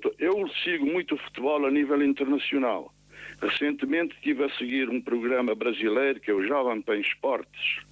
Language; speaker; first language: Portuguese; non-native, local second language; Kabuverdianu